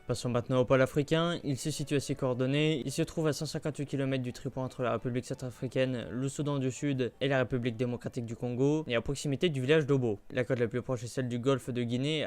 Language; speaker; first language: French; native; French